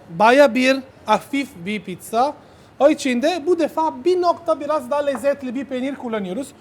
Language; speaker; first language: Turkish; non-native, learner; Italian